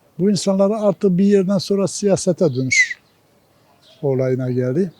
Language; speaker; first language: Turkish; non-native, local second language; Kurdish